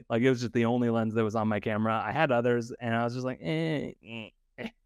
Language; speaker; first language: English; native; English